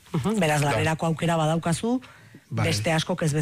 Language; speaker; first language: Basque; native; Basque